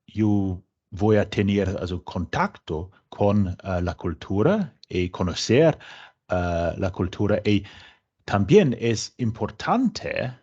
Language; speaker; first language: Spanish; non-native, fluent; English